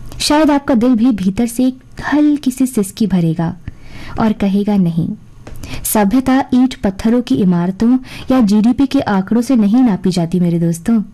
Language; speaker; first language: Hindi; native; Hindi